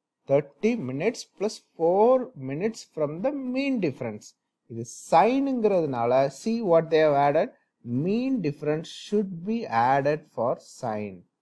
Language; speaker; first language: English; non-native, local second language; Tamil